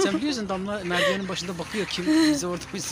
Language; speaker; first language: Turkish; native; Turkish